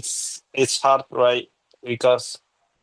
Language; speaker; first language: English; non-native, learner; Indonesian